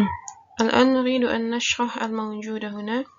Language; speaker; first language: Arabic; non-native, fluent; Indonesian